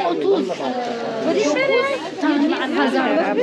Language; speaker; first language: Turkish; non-native, fluent; Arabic